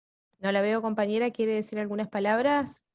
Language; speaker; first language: Spanish; native; Spanish